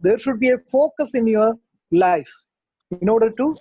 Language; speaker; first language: English; non-native, local second language; Malayalam